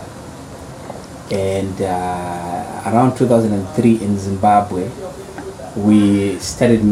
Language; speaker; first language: English; non-native, local second language; Shona